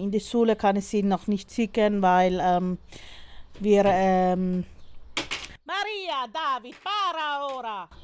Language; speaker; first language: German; non-native, learner; Spanish